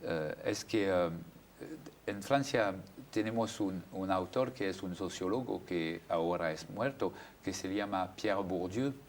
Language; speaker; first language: Spanish; non-native, fluent; French